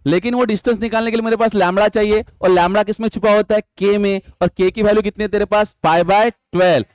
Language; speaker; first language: Hindi; non-native, local second language; Marathi